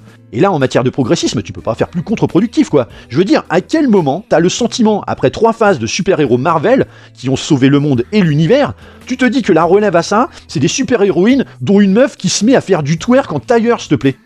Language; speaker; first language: French; native; French